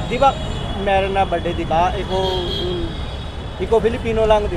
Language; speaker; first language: Filipino; non-native, learner; Punjabi